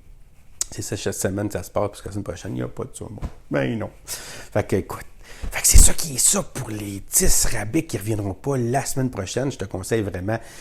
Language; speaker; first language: French; native; French